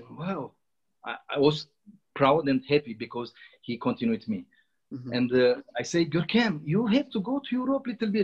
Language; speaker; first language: English; non-native, learner; Romanian